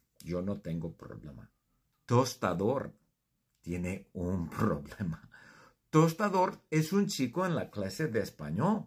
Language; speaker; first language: Spanish; non-native, fluent; English